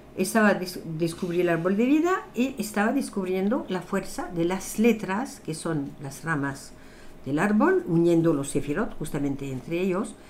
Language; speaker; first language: Spanish; non-native, fluent; French